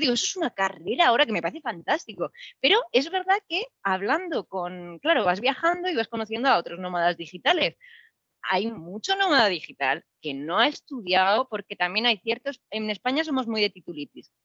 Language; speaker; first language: Spanish; native; Spanish